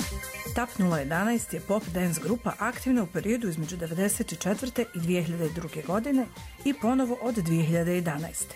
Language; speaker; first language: Croatian; native; Croatian